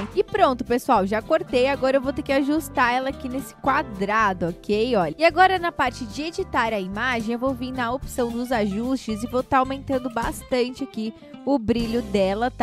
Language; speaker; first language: Portuguese; native; Portuguese